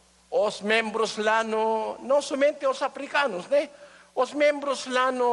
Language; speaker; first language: Portuguese; non-native, learner; Filipino